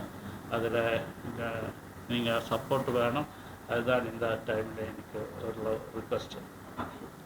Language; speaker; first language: Tamil; non-native, learner; Malayalam